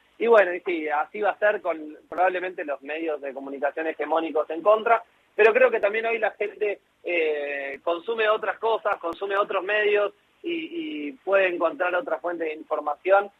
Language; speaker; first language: Spanish; native; Spanish